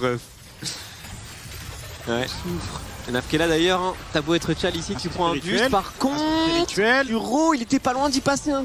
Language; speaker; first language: French; native; French